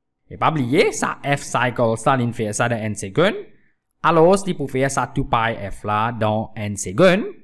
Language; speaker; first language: French; non-native, local second language; Morisyen